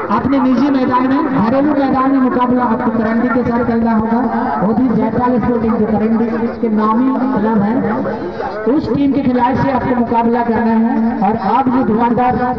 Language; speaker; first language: Hindi; native; Hindi